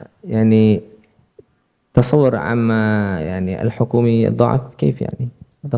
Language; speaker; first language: Arabic; non-native, learner; Indonesian